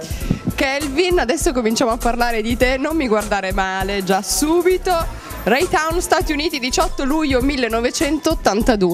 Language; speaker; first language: Italian; native; Italian